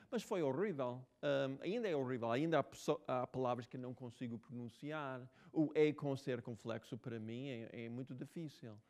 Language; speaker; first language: Portuguese; non-native, fluent; English